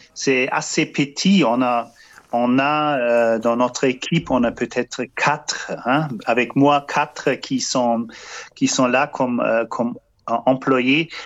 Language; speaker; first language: French; non-native, fluent; German